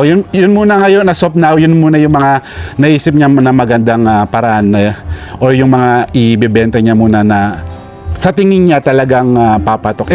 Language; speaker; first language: Filipino; non-native, local second language; Pampanga